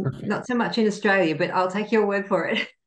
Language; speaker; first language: English; native; English